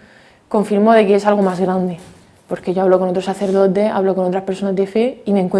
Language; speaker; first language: Spanish; native; Spanish